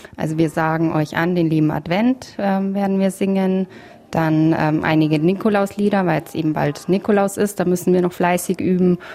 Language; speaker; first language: German; native; German